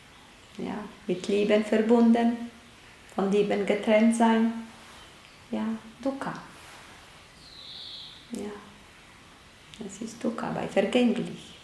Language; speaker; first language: German; non-native, fluent; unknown